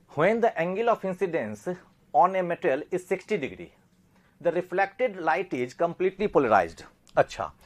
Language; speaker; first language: Hindi; native; Hindi